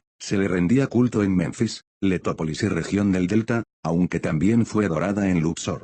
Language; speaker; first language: Spanish; native; Spanish